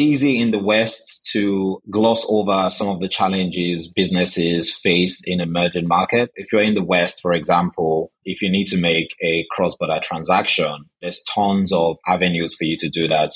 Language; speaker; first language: English; non-native, local second language; Yoruba